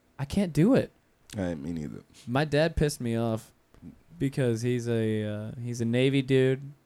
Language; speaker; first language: English; native; English